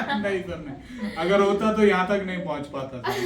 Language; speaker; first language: Hindi; native; Hindi